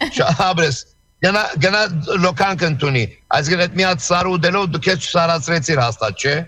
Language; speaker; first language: Armenian; native; Armenian